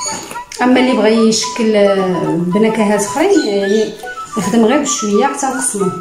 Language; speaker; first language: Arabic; native; Arabic